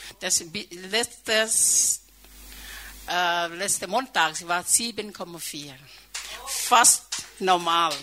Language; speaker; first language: German; non-native, fluent; Thai